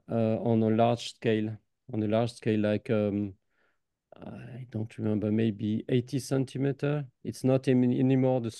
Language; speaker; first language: English; non-native, fluent; French